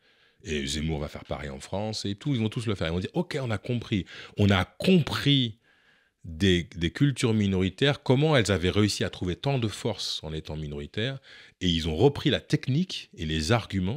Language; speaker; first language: French; native; French